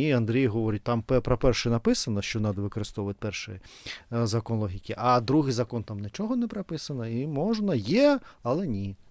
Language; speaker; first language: Ukrainian; non-native, fluent; Russian